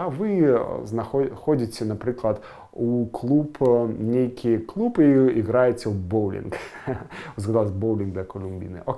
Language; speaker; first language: Belarusian; native; Belarusian